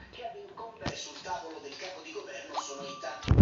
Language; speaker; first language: Italian; native; Italian